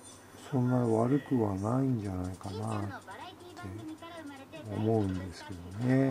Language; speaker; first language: Japanese; native; Japanese